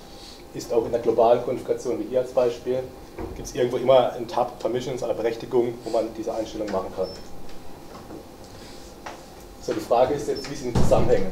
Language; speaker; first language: German; native; German